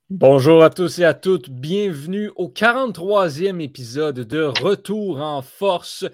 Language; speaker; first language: French; native; French